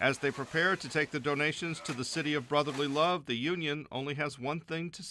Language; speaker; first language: English; native; English